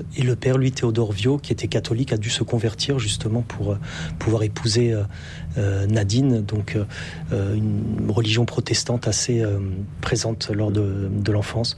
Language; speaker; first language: French; native; French